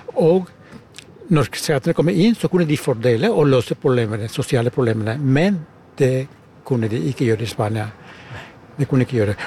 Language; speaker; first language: Norwegian; non-native, fluent; German